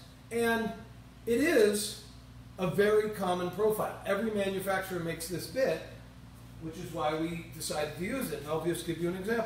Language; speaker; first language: English; native; English